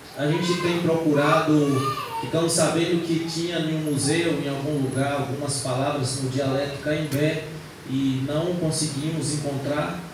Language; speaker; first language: Portuguese; native; Portuguese